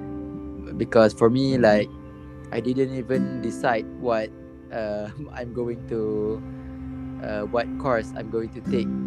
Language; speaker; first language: English; non-native, local second language; Malay